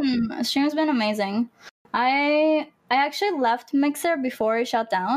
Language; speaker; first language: English; non-native, fluent; Greek